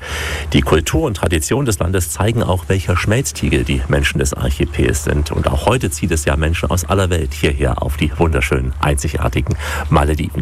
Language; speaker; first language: German; native; German